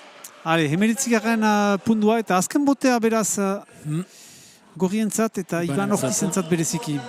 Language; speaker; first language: Basque; native; Basque